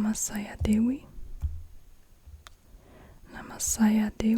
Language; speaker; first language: Indonesian; non-native, learner; German